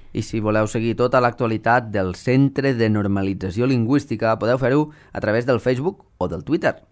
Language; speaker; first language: Catalan; native; Catalan